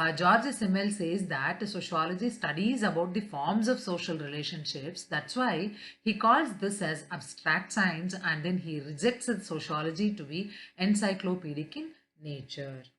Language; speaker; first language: English; non-native, local second language; Kannada